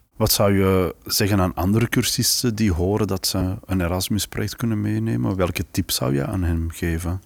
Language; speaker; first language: Dutch; native; Dutch